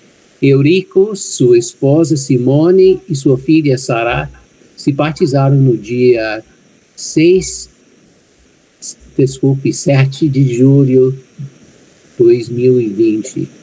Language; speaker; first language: Portuguese; non-native, fluent; English